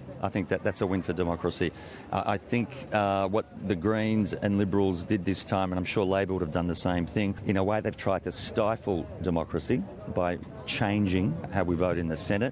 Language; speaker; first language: English; early bilingual, other home language; Italian